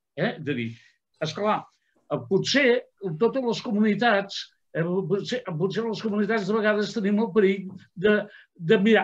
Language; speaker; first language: Catalan; native; Catalan